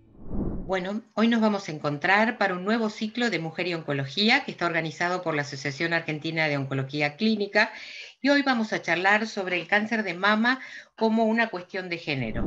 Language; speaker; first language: Spanish; native; Spanish